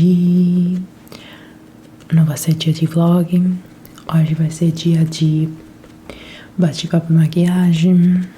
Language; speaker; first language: Portuguese; non-native, fluent; Italian